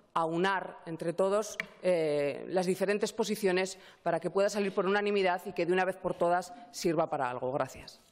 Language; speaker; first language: Spanish; native; Spanish